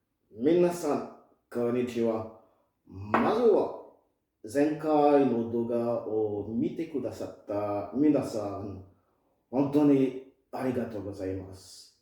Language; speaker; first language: Japanese; non-native, fluent; French